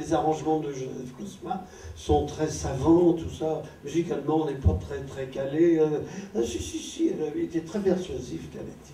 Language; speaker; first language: French; native; French